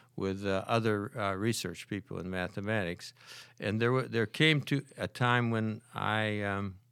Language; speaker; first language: English; native; English